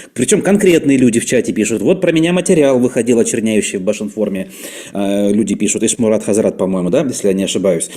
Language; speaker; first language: Russian; native; Russian